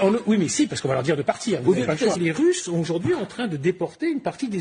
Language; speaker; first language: French; native; French